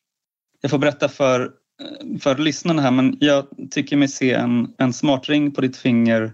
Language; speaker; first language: Swedish; native; Swedish